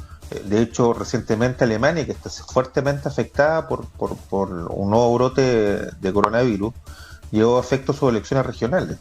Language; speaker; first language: Spanish; native; Spanish